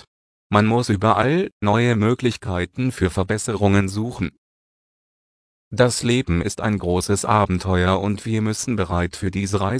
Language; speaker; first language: German; non-native, learner; Bulgarian